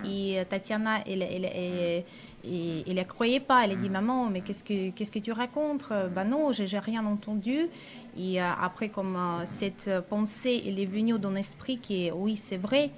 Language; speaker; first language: French; non-native, fluent; Russian